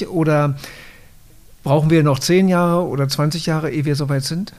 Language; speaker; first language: German; native; German